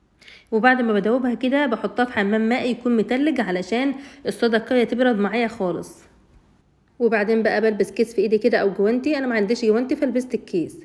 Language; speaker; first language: Arabic; native; Arabic